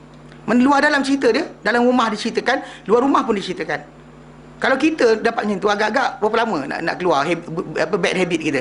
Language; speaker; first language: Malay; native; Malay